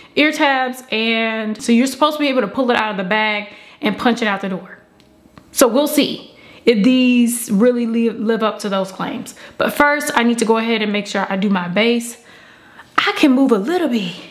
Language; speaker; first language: English; native; English